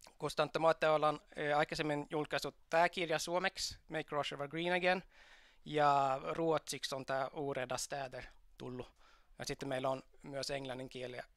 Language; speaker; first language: Finnish; non-native, fluent; Swedish